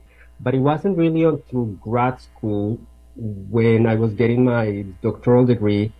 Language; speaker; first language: English; non-native, fluent; Spanish